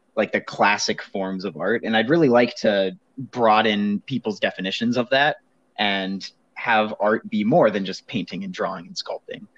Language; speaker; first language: English; native; English